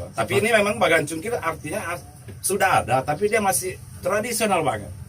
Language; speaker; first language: Indonesian; non-native, local second language; Buginese